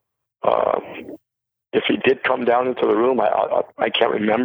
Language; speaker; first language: English; native; English